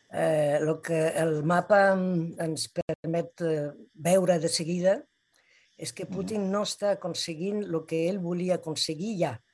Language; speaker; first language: Catalan; non-native, local second language; Spanish